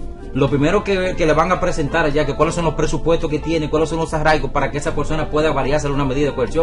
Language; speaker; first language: Spanish; native; Spanish